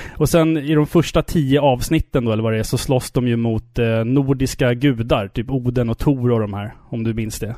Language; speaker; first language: Swedish; native; Swedish